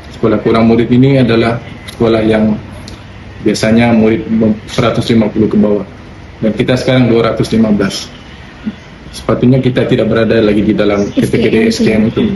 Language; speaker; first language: Malay; native; Malay